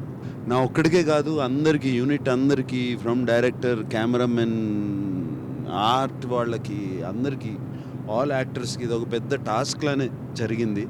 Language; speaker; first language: Telugu; native; Telugu